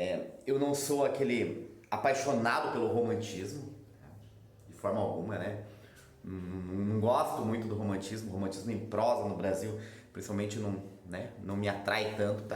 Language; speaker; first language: Portuguese; native; Portuguese